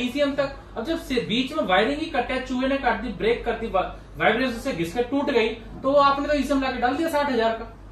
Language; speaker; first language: Hindi; native; Hindi